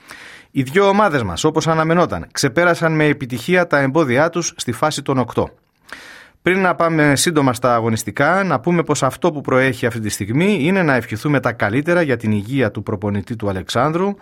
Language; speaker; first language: Greek; native; Greek